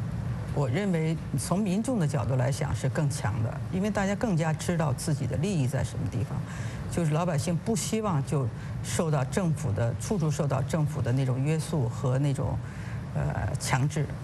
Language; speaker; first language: Chinese; native; Chinese